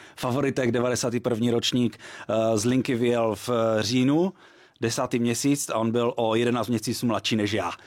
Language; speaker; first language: Czech; native; Czech